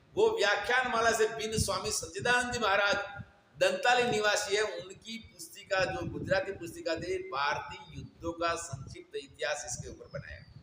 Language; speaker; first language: Hindi; non-native, local second language; Gujarati